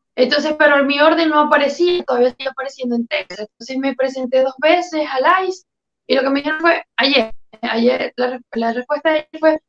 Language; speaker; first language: Spanish; native; Spanish